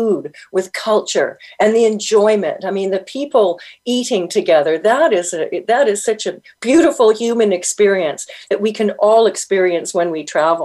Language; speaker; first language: English; native; English